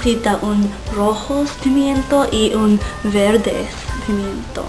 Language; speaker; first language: Spanish; non-native, learner; English